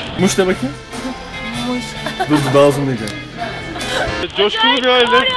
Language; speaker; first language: Turkish; native; Turkish